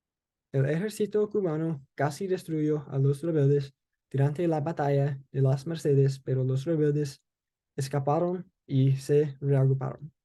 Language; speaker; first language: Spanish; non-native, learner; English